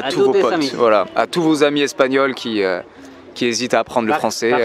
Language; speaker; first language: French; native; French